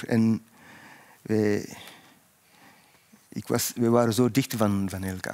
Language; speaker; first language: Dutch; non-native, fluent; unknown